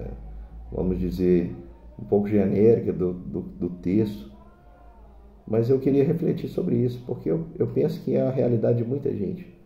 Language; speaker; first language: Portuguese; native; Portuguese